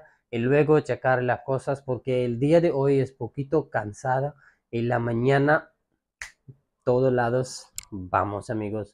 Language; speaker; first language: Spanish; non-native, learner; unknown